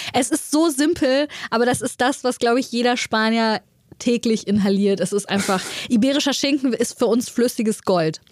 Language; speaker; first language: German; native; German